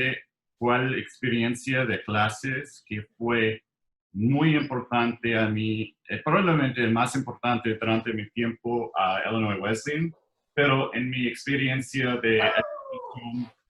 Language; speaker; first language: Spanish; non-native, learner; English